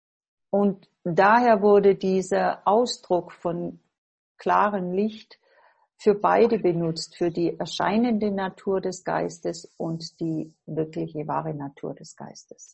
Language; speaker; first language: German; non-native, fluent; English